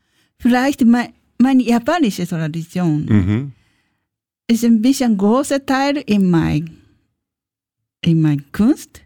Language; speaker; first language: German; non-native, learner; Japanese